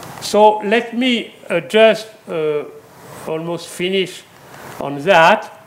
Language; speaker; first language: English; non-native, fluent; French